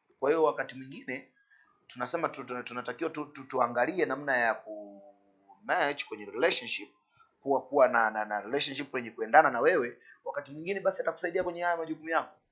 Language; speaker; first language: Swahili; native; Swahili